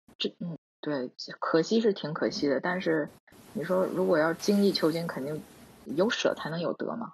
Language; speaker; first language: Chinese; non-native, local second language; Korean